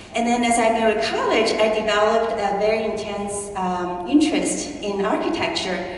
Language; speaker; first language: English; early bilingual, other home language; Chinese